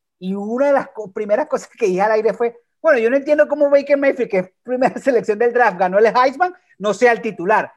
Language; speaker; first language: Spanish; native; Spanish